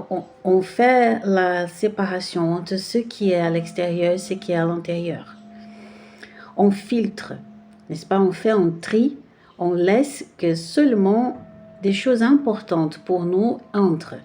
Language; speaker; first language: French; non-native, fluent; Portuguese